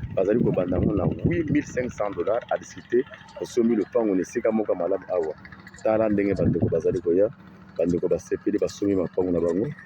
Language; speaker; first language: Lingala; native; Lingala